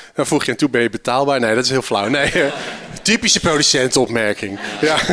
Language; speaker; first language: Dutch; native; Dutch